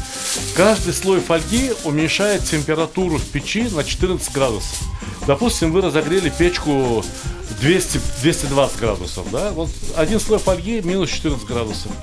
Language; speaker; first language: Russian; native; Russian